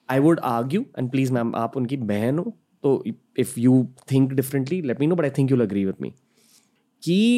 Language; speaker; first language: Hindi; native; Hindi